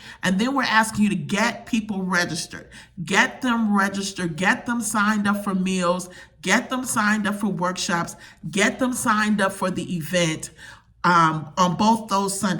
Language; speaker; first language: English; native; English